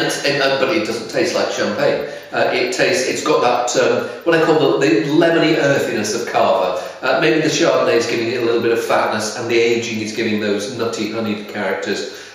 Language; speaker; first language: English; native; English